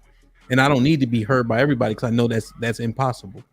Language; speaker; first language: English; native; English